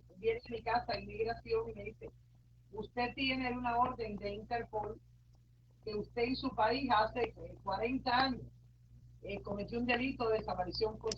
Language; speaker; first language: Spanish; native; Spanish